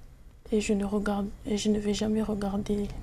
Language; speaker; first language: French; non-native, local second language; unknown